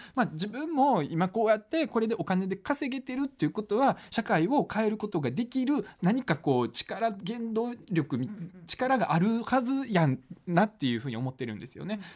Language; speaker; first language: Japanese; early bilingual, other home language; Russian